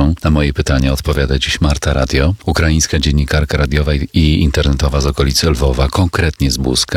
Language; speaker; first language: Polish; native; Polish